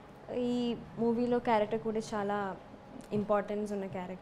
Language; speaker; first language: Telugu; non-native, learner; Malayalam